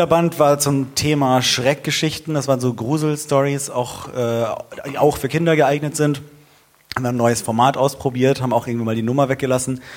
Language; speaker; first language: German; native; German